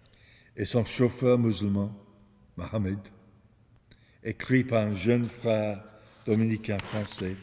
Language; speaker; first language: French; non-native, fluent; English